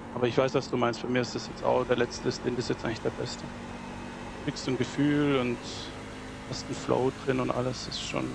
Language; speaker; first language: German; native; German